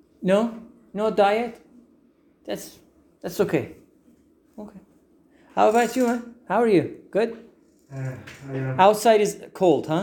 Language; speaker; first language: English; non-native, fluent; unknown